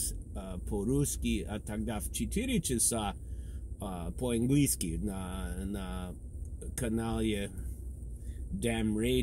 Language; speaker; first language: Russian; non-native, fluent; English